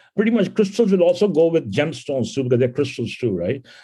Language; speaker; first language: English; non-native, local second language; Punjabi